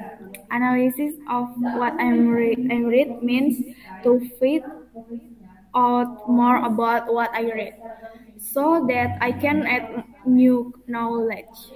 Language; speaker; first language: English; non-native, learner; Indonesian